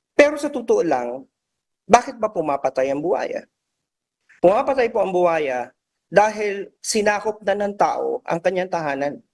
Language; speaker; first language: Filipino; native; Filipino